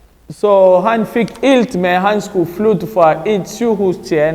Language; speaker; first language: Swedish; non-native, fluent; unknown